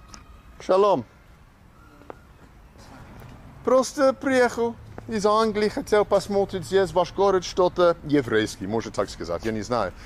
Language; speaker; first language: Russian; non-native, learner; English